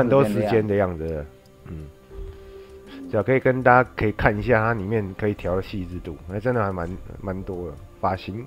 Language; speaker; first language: Chinese; native; Chinese